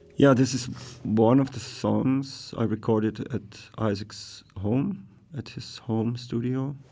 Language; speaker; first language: English; non-native, fluent; German